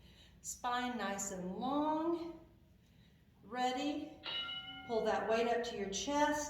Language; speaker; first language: English; native; English